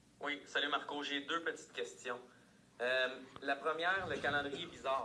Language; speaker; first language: French; native; French